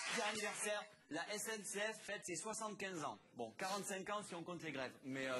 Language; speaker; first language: French; native; French